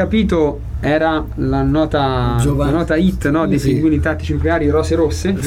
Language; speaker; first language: Italian; native; Italian